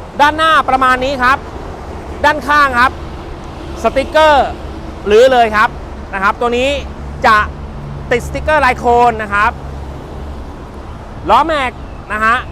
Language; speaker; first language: Thai; native; Thai